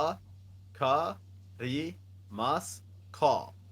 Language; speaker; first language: Japanese; non-native, learner; English